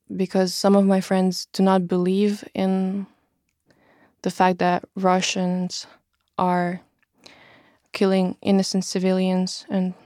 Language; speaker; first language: English; non-native, fluent; Russian